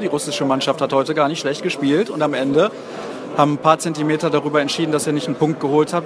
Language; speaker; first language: German; native; German